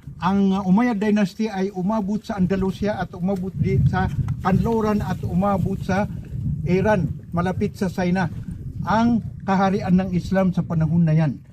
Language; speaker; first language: Filipino; non-native, local second language; Maranao